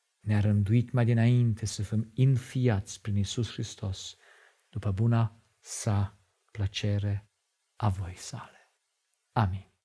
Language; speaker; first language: Romanian; non-native, fluent; German